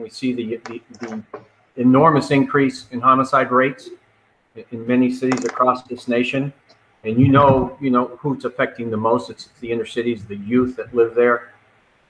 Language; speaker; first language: English; native; English